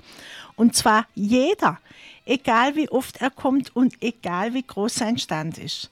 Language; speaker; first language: German; native; German